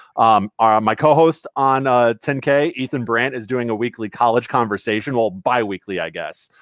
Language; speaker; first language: English; native; English